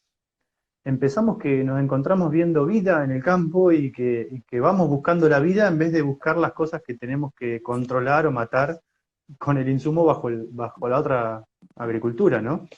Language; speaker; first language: Spanish; native; Spanish